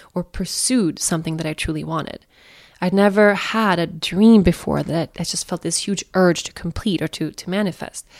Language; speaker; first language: English; non-native, fluent; Swedish